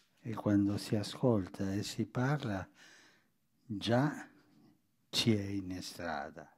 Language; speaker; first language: Italian; non-native, fluent; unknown